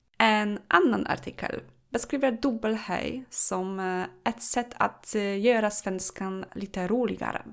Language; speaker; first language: Swedish; non-native, fluent; Polish